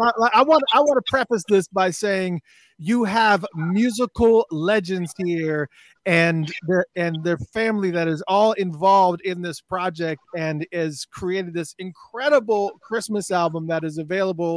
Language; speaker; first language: English; native; English